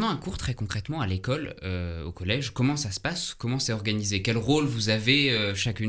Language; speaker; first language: French; native; French